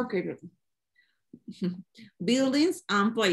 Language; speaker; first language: English; non-native, learner; Spanish